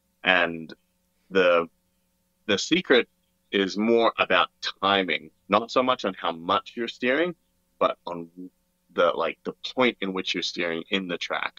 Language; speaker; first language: English; native; English